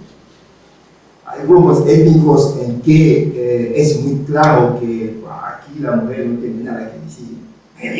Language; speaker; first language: Spanish; non-native, fluent; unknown